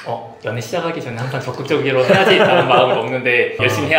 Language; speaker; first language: Korean; native; Korean